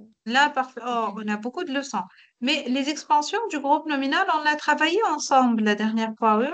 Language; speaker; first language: French; non-native, fluent; Arabic